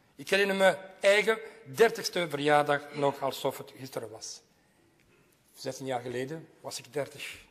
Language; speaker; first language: Dutch; non-native, local second language; French